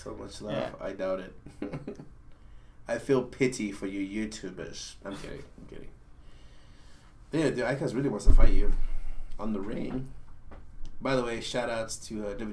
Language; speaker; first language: English; native; English